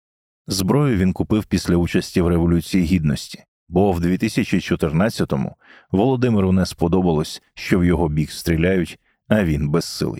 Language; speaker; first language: Ukrainian; native; Ukrainian